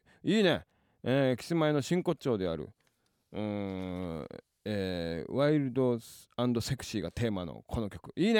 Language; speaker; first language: Japanese; native; Japanese